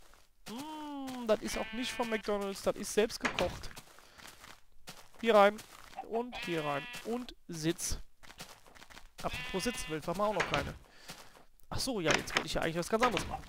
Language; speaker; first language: German; native; German